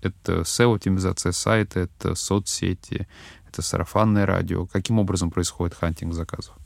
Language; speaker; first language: Russian; native; Russian